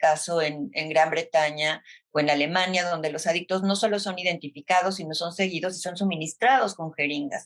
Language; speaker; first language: Spanish; native; Spanish